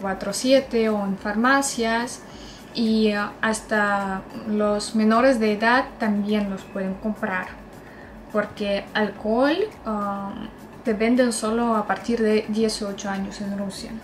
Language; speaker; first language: Spanish; non-native, fluent; Russian